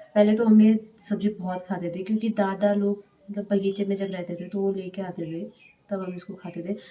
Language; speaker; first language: Hindi; native; Hindi